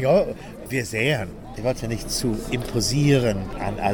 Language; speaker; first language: German; non-native, learner; English